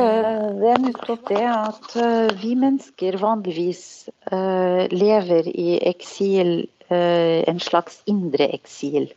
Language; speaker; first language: Norwegian; non-native, fluent; Arabic